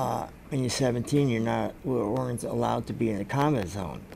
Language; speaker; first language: English; native; English